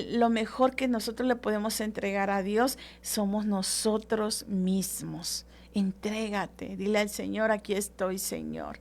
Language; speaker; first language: Spanish; native; Spanish